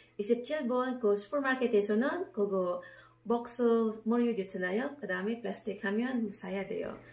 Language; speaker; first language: Korean; non-native, learner; Filipino